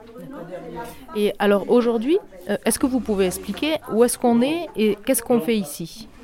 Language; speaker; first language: French; native; French